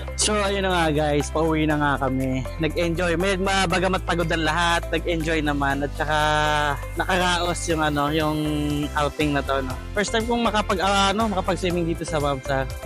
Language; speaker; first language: Filipino; native; Filipino